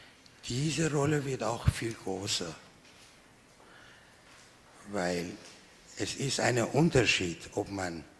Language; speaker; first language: German; non-native, fluent; Persian